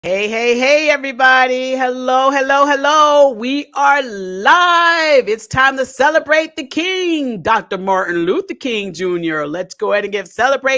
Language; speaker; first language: English; native; English